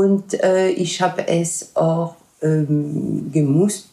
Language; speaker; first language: German; non-native, fluent; French